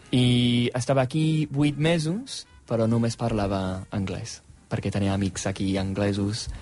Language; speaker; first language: Catalan; non-native, fluent; English